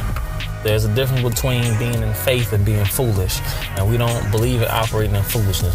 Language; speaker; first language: English; native; English